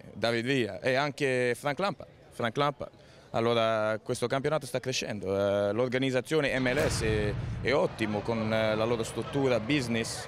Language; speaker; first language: Italian; early bilingual, heritage; Italian